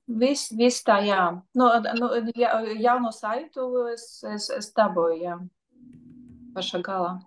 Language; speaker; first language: Latvian; non-native, local second language; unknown